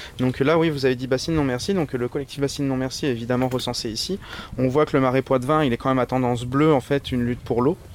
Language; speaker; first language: French; native; French